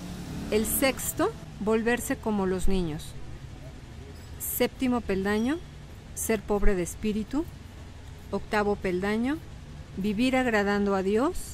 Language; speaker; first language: Spanish; native; Spanish